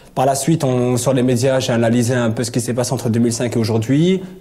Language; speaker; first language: French; native; French